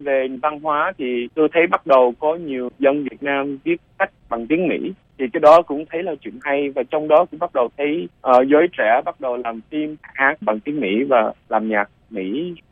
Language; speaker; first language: Vietnamese; early bilingual, other home language; English